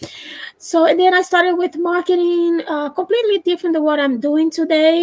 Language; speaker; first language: English; non-native, fluent; Portuguese